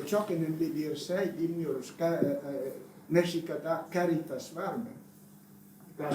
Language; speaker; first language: Turkish; non-native, learner; Italian